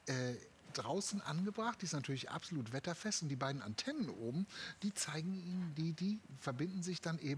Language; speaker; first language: German; native; German